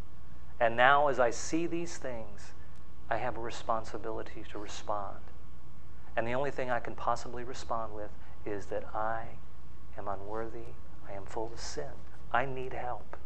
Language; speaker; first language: English; native; English